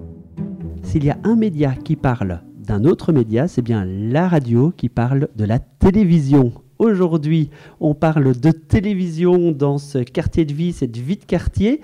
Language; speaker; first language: French; native; French